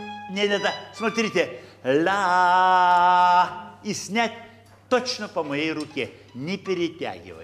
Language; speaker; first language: Russian; non-native, fluent; Lithuanian